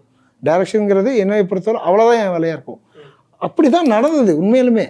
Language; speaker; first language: Tamil; native; Tamil